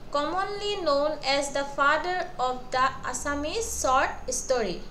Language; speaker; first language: English; non-native, local second language; Assamese